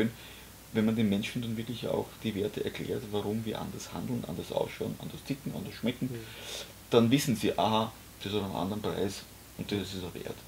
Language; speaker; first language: German; native; German